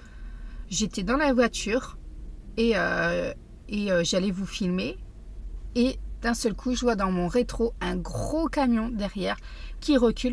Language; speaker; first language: French; native; French